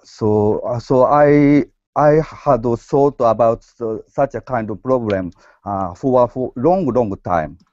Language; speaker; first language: English; non-native, learner; Japanese